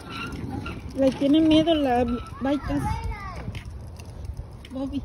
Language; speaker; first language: Spanish; native; Spanish